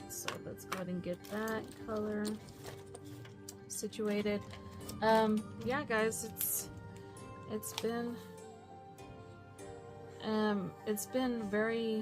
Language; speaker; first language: English; native; English